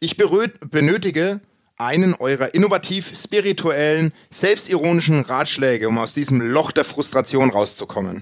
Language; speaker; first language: German; native; German